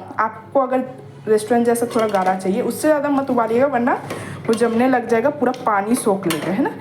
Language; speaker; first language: Hindi; non-native, local second language; Bangla